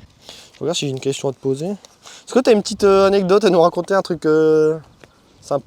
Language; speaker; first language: French; native; French